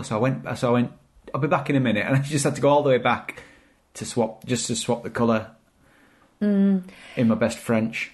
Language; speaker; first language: English; native; English